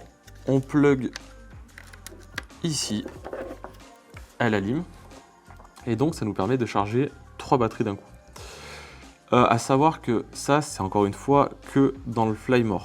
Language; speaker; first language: French; native; French